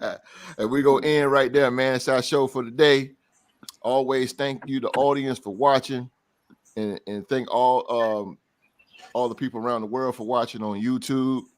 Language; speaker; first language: English; native; English